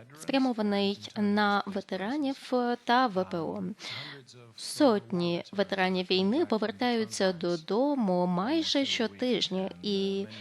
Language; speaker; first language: Ukrainian; non-native, fluent; Lithuanian